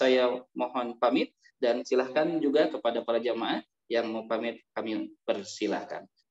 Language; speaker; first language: Indonesian; native; Indonesian